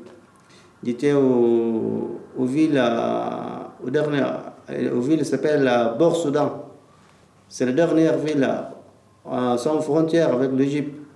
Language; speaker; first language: French; non-native, learner; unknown